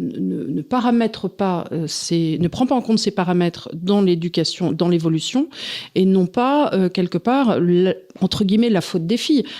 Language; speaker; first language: French; native; French